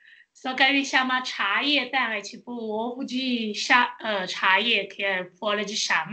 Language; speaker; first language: Portuguese; non-native, fluent; Chinese